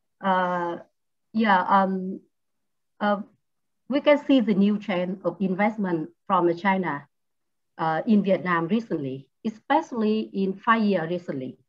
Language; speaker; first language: English; non-native, learner; Vietnamese